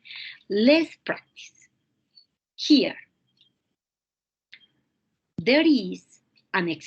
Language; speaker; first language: English; non-native, fluent; Spanish